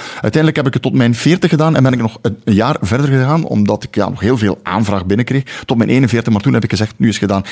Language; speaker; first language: Dutch; native; Dutch